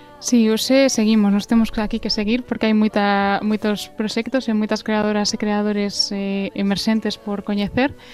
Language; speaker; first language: Galician; native; Galician